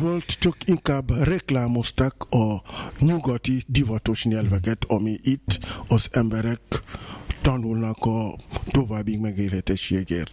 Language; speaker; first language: Hungarian; non-native, fluent; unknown